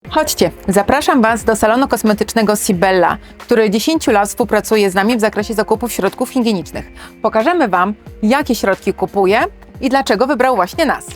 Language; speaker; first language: Polish; native; Polish